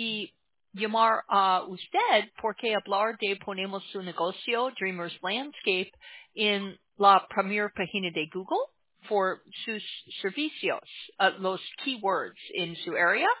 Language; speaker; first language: Spanish; non-native, learner; English